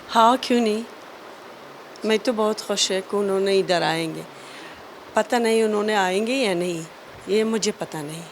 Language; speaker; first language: Hindi; non-native, learner; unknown